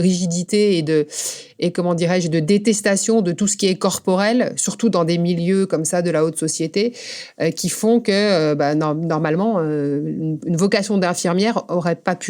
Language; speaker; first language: French; native; French